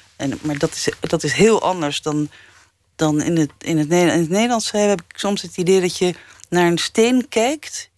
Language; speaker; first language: Dutch; early bilingual, other home language; English